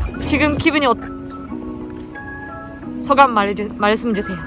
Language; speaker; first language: Korean; non-native, learner; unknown